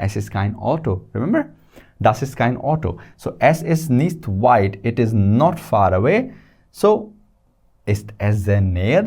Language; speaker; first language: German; non-native, fluent; Hindi